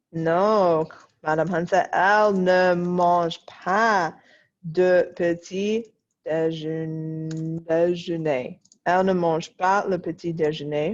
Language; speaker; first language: French; non-native, fluent; English